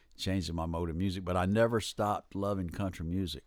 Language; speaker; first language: English; native; English